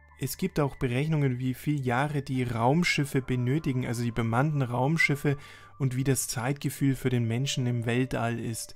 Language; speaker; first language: German; native; German